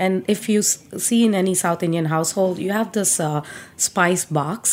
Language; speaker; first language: English; non-native, local second language; Telugu